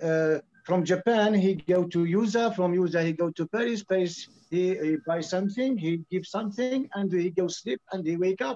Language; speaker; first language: English; non-native, learner; French